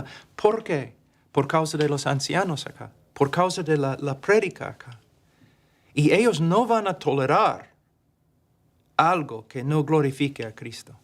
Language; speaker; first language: Spanish; non-native, fluent; English